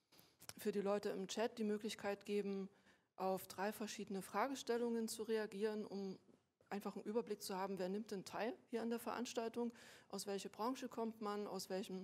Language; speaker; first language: German; native; German